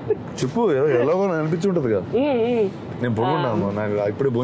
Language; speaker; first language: Telugu; native; Telugu